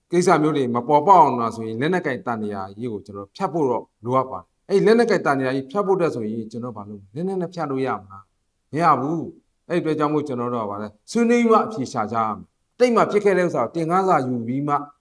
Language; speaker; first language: Burmese; non-native, local second language; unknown